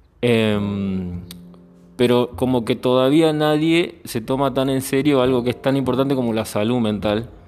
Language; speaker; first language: Spanish; native; Spanish